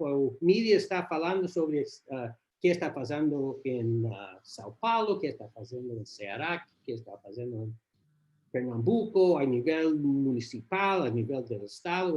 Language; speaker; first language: Portuguese; non-native, learner; English